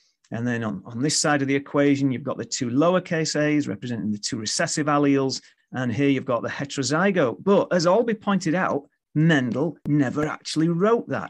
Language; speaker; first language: English; native; English